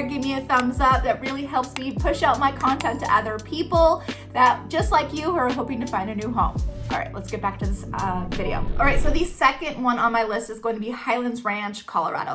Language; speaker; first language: English; native; English